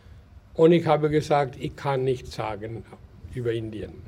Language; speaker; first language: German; non-native, learner; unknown